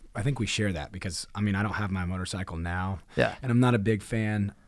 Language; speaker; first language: English; native; English